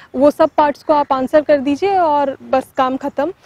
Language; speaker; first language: Hindi; non-native, local second language; Tamil